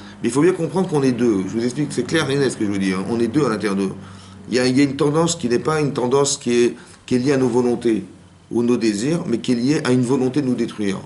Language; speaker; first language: French; native; French